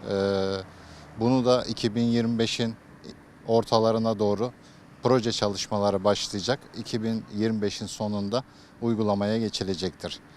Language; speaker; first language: Turkish; native; Turkish